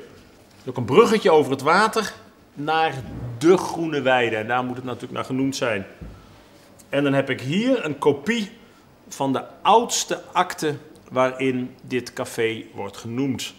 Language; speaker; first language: Dutch; native; Dutch